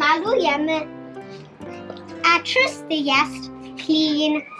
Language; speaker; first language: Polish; early bilingual, heritage; Polish